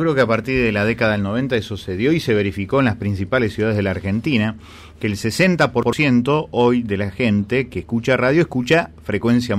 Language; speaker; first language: Spanish; native; Spanish